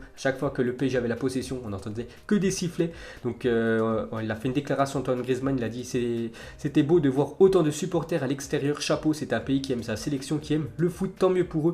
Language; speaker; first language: French; native; French